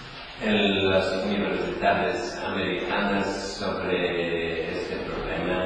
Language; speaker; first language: Spanish; non-native, learner; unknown